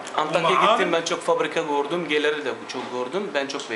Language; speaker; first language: Turkish; non-native, learner; Arabic